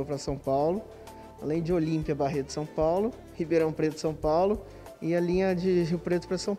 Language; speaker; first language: Portuguese; native; Portuguese